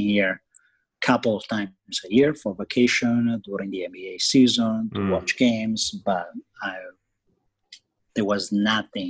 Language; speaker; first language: English; non-native, fluent; Italian